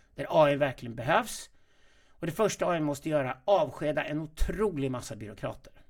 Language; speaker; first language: Swedish; native; Swedish